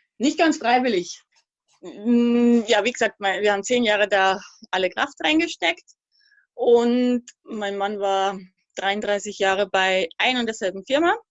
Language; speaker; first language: German; native; German